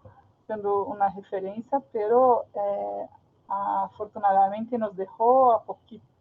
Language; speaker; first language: Spanish; non-native, fluent; Portuguese